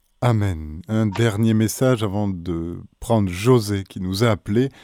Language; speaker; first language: French; native; French